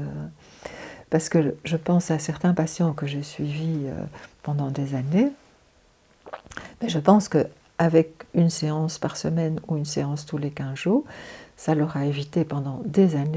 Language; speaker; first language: French; native; French